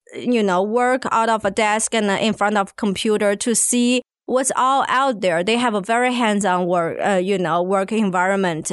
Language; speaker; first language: English; non-native, fluent; Chinese